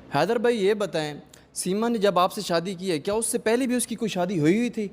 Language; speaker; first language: Urdu; non-native, local second language; Punjabi